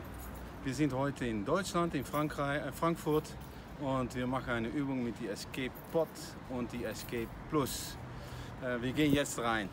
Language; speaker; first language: German; non-native, fluent; Dutch